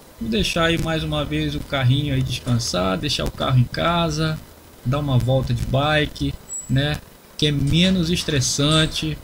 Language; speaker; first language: Portuguese; native; Portuguese